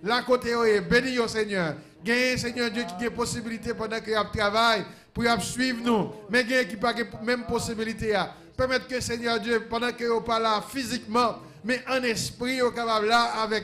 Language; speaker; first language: French; non-native, local second language; Haitian Creole